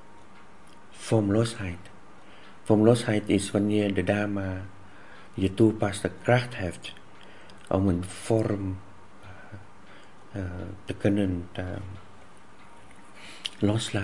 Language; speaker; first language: Dutch; non-native, fluent; Vietnamese